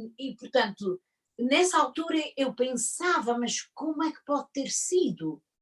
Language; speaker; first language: Portuguese; native; Portuguese